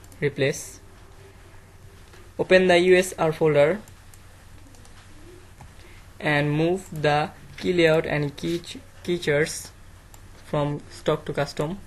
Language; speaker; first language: English; non-native, learner; Bangla